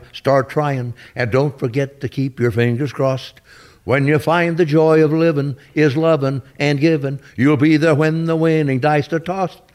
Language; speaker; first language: English; native; English